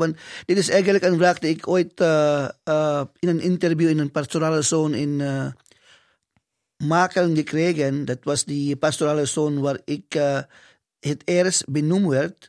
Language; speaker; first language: Dutch; non-native, fluent; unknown